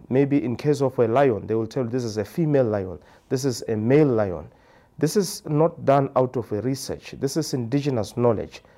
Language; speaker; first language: English; non-native, local second language; Tswana